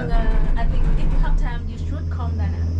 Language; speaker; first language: English; non-native, learner; Vietnamese